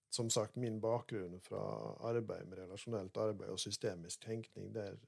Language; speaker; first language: Norwegian; native; Norwegian